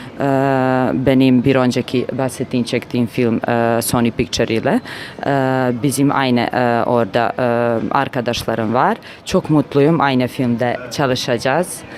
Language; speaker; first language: Turkish; non-native, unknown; Serbian